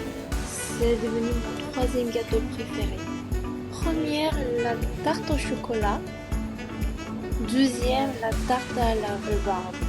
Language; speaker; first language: French; non-native, fluent; Korean